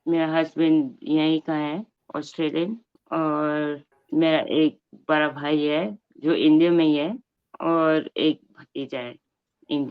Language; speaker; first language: Hindi; non-native, local second language; Bangla